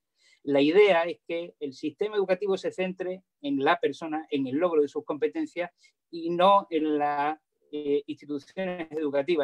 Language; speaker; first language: Spanish; native; Spanish